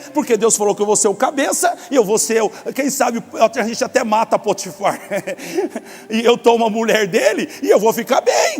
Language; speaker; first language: Portuguese; native; Portuguese